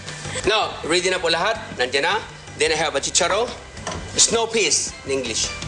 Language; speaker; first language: Filipino; non-native, local second language; Cebuano